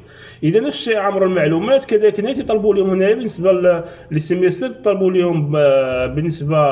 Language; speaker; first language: Arabic; native; Arabic